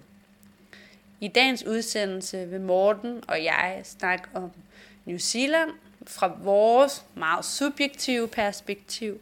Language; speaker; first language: Danish; native; Danish